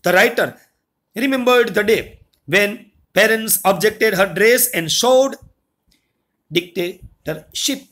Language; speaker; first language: English; non-native, local second language; Gujarati